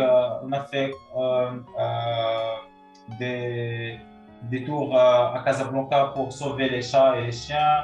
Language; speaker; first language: French; non-native, local second language; Arabic